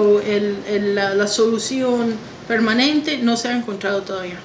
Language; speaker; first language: Spanish; non-native, fluent; English